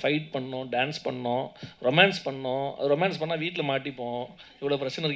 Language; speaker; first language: Tamil; native; Tamil